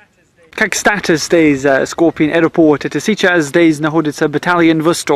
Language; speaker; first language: Russian; non-native, learner; English